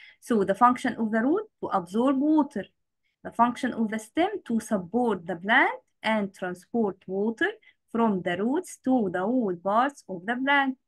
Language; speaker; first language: English; non-native, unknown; Arabic